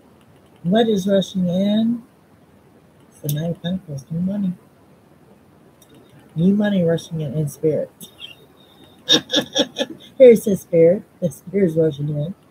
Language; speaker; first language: English; native; English